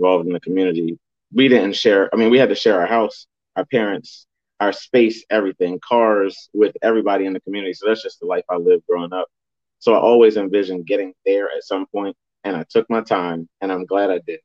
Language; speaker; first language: English; native; English